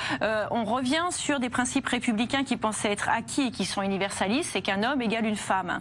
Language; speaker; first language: French; native; French